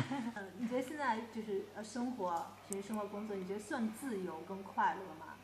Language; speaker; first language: Chinese; native; Chinese